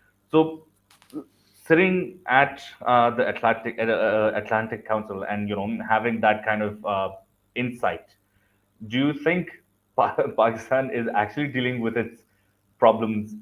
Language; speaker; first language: English; non-native, local second language; Urdu